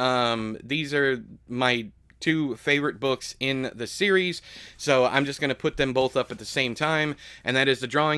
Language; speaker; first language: English; native; English